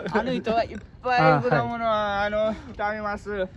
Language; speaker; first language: Japanese; non-native, learner; Nepali